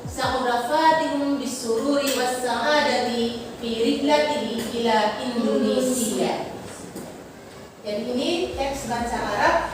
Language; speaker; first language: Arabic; non-native, fluent; Indonesian